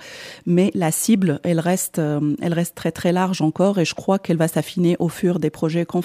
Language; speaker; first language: French; non-native, local second language; Arabic